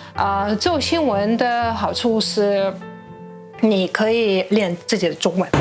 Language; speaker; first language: Chinese; non-native, fluent; Russian